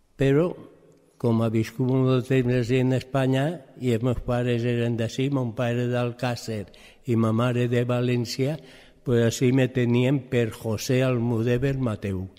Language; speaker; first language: Catalan; early bilingual, other home language; French